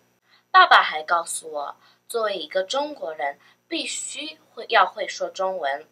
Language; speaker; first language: Chinese; early bilingual, other home language; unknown